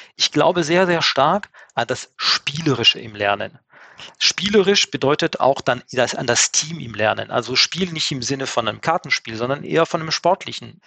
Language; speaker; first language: German; non-native, fluent; French